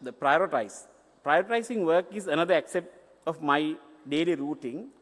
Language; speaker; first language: English; non-native, local second language; Sinhala